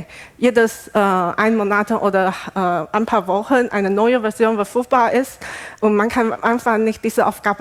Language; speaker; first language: German; non-native, learner; Chinese